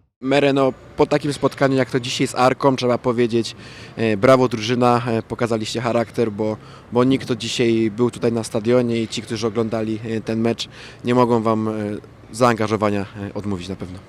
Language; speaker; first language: Polish; native; Polish